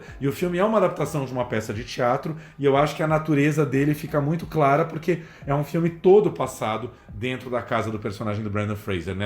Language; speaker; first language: Portuguese; native; Portuguese